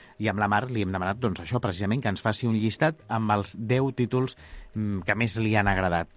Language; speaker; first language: Catalan; native; Catalan